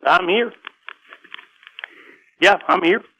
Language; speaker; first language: English; native; English